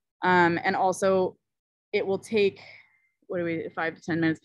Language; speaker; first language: English; native; English